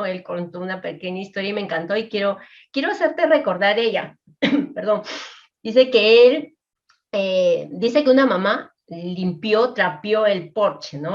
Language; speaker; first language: Spanish; native; Spanish